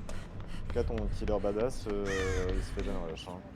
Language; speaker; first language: French; native; French